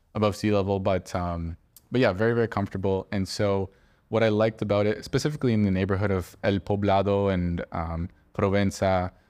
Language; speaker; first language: English; native; English